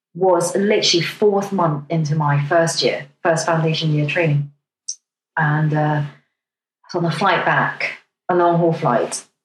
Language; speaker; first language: English; non-native, local second language; Cantonese